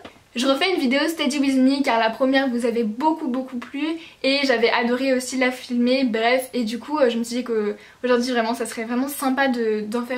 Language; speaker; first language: French; native; French